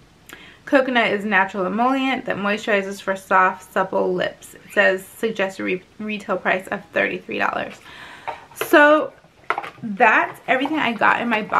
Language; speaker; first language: English; native; English